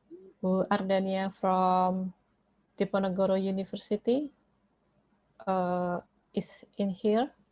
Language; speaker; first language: English; non-native, learner; Indonesian